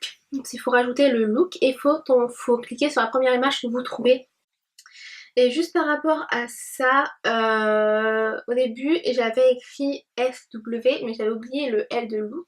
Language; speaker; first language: French; native; French